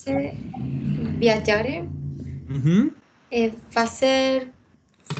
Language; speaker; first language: Italian; non-native, learner; Spanish